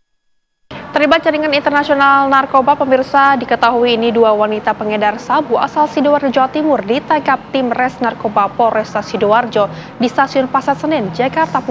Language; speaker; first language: Indonesian; native; Indonesian